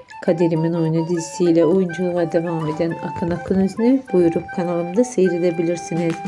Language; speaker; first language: Turkish; native; Turkish